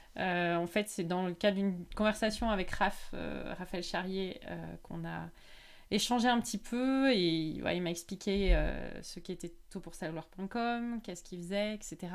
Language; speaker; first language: French; native; French